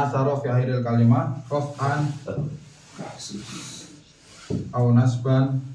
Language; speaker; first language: Indonesian; native; Indonesian